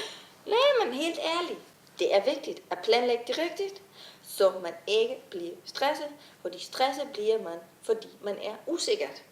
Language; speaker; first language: Danish; non-native, fluent; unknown